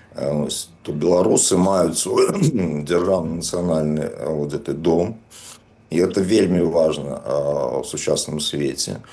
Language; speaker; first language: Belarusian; native; Belarusian